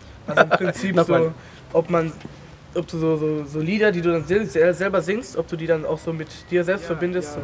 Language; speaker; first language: German; native; German